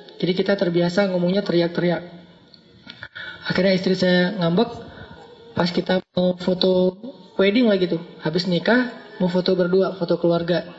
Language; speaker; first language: Indonesian; native; Indonesian